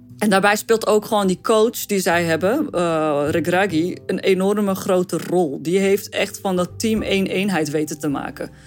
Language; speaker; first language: Dutch; early bilingual, other home language; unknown